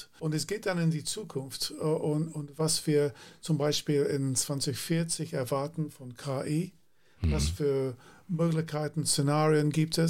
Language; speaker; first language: German; non-native, fluent; English